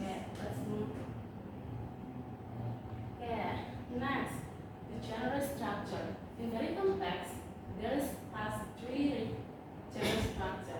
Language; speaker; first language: English; non-native, learner; Indonesian